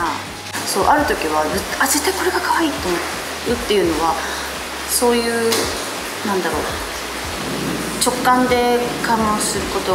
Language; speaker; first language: Japanese; native; Japanese